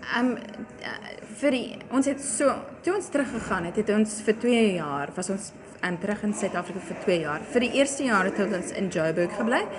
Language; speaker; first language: Afrikaans; non-native, local second language; English